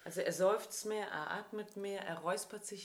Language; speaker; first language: German; native; German